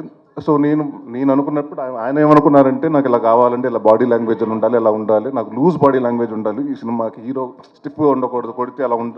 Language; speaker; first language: Telugu; native; Telugu